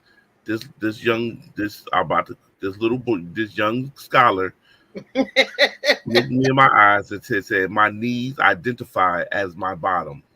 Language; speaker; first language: English; native; English